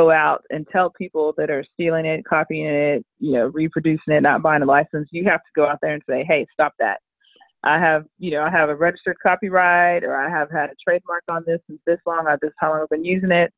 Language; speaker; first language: English; native; English